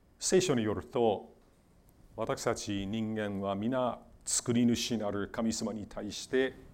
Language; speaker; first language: Japanese; non-native, fluent; English